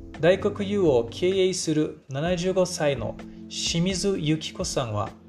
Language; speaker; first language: Japanese; non-native, fluent; Portuguese